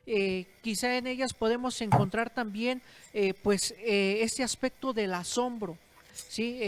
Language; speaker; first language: Spanish; native; Spanish